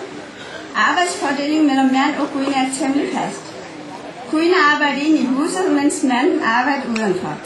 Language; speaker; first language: Danish; non-native, fluent; Nepali